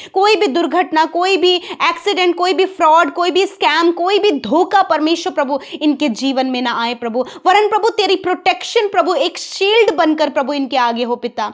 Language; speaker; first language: Hindi; native; Hindi